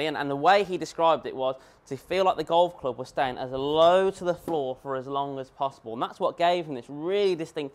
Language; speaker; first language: English; native; English